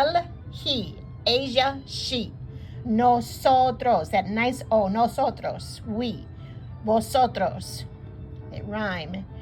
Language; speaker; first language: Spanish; non-native, fluent; English